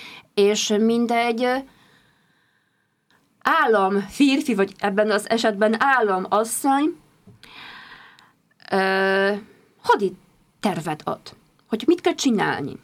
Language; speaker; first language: Hungarian; non-native, fluent; Polish